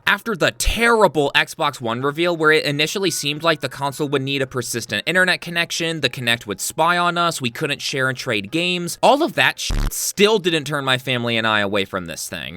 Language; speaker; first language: English; native; English